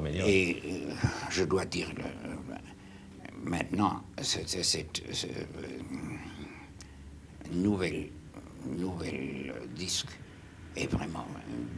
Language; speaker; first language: French; non-native, fluent; German